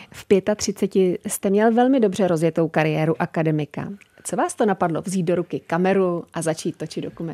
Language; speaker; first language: Czech; native; Czech